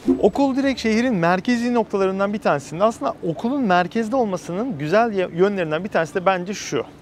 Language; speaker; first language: Turkish; native; Turkish